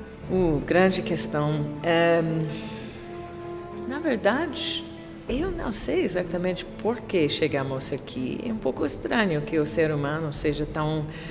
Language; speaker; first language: Portuguese; non-native, fluent; English